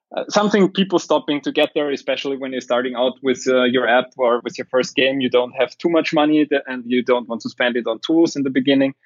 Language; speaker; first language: English; non-native, fluent; German